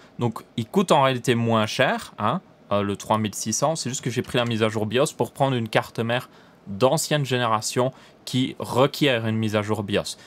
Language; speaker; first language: French; native; French